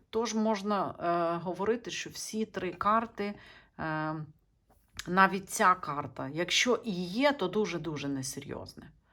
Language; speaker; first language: Ukrainian; non-native, local second language; Russian